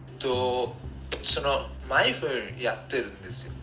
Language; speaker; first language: Japanese; non-native, learner; Bangla